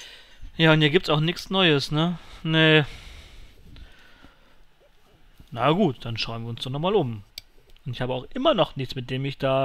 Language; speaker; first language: German; native; German